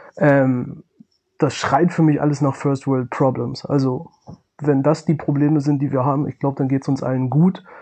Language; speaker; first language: German; native; German